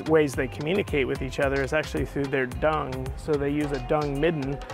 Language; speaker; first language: English; native; English